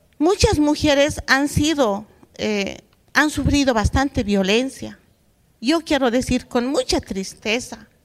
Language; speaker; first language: Spanish; non-native, local second language; Aymara